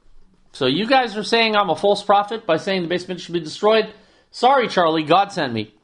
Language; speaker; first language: English; native; English